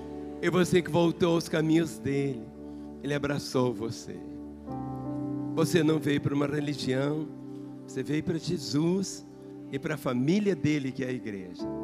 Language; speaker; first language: Portuguese; native; Portuguese